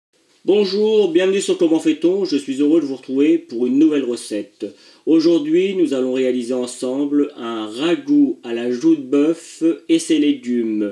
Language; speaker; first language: French; native; French